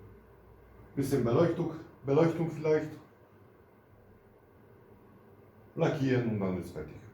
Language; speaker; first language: German; non-native, local second language; Polish